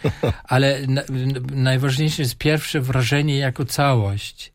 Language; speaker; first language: Polish; non-native, fluent; German